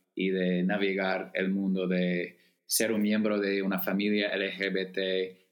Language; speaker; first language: Spanish; non-native, fluent; English